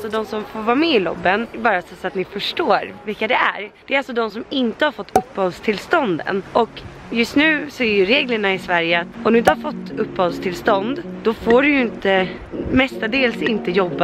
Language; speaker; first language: Swedish; native; Swedish